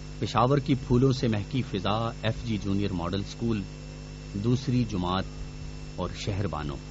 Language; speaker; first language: Urdu; non-native, local second language; Pashto